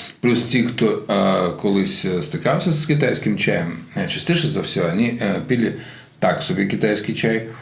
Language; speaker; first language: Ukrainian; non-native, local second language; Russian